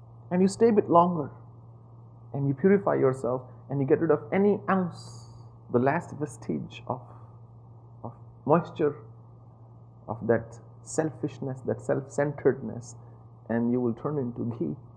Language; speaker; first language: English; non-native, local second language; Punjabi